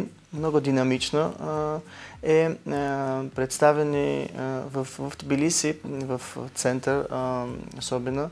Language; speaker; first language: Bulgarian; non-native, learner; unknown